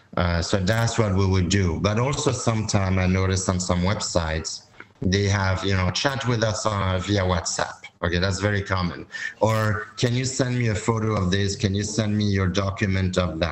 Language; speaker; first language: English; non-native, fluent; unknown